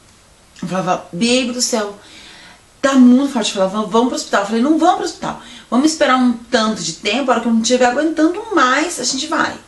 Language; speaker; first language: Portuguese; native; Portuguese